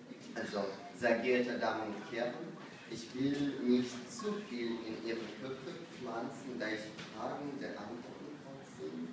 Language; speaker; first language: German; non-native, fluent; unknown